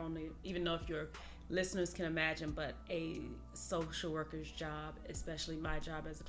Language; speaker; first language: English; native; English